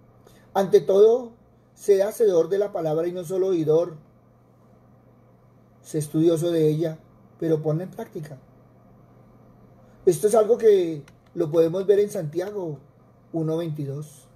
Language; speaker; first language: Spanish; native; Spanish